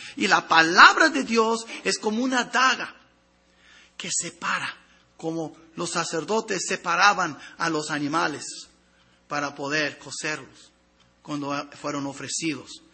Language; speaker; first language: Spanish; non-native, fluent; English